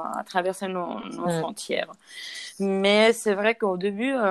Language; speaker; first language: French; non-native, fluent; Spanish